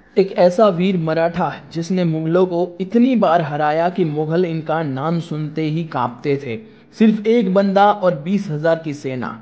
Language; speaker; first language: Hindi; non-native, local second language; Gujarati